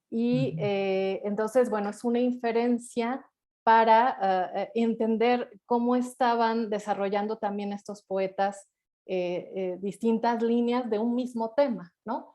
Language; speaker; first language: Spanish; native; Spanish